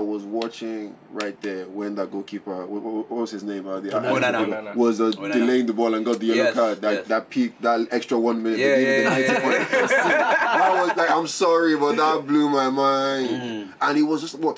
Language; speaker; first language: English; non-native, local second language; Yoruba